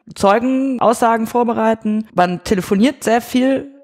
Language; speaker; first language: German; native; German